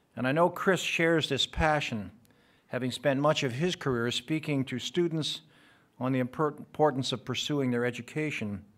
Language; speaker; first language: English; native; English